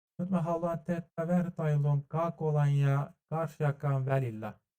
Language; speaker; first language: Finnish; non-native, learner; Turkish